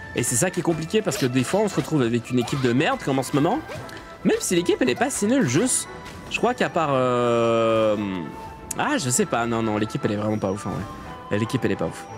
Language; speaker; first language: French; native; French